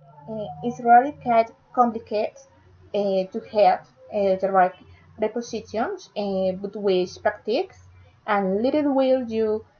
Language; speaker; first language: English; non-native, learner; Spanish